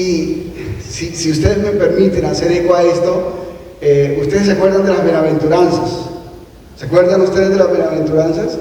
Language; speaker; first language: Spanish; native; Spanish